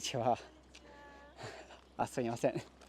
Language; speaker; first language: Japanese; non-native, learner; English